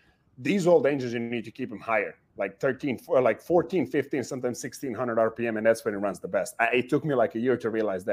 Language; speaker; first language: English; non-native, fluent; Serbian